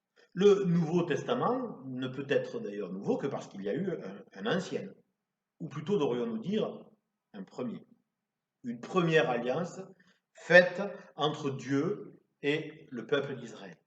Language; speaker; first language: French; native; French